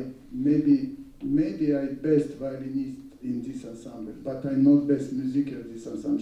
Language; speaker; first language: English; non-native, learner; Russian